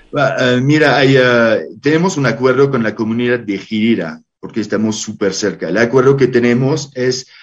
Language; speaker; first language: Spanish; non-native, fluent; French